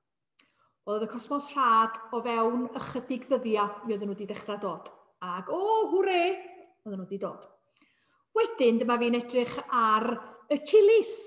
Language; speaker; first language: Welsh; native; Welsh